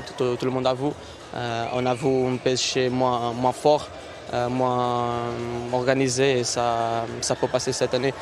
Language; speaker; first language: French; non-native, fluent; Portuguese